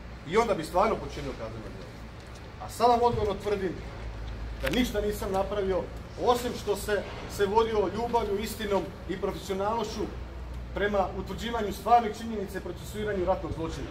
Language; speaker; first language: Croatian; native; Croatian